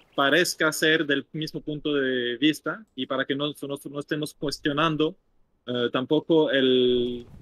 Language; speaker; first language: Spanish; non-native, fluent; French